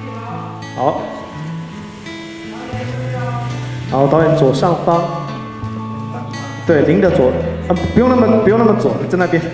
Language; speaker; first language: Chinese; native; Chinese